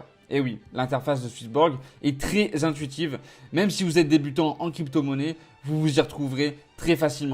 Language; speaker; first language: French; native; French